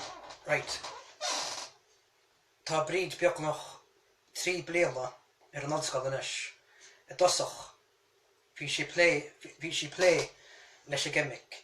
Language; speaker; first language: Irish; native; Irish